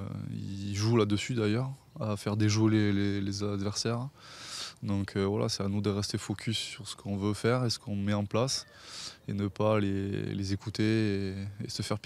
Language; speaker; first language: French; native; French